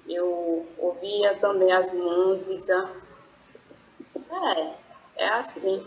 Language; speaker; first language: Portuguese; non-native, fluent; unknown